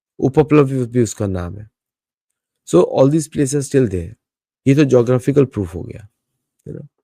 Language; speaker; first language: Hindi; native; Hindi